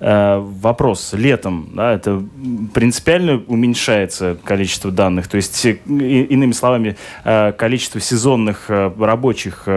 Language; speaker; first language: Russian; native; Russian